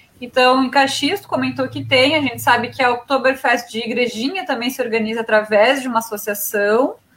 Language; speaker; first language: Portuguese; native; Portuguese